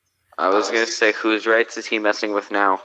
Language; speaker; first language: English; native; English